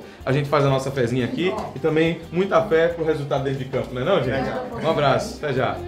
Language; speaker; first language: Portuguese; native; Portuguese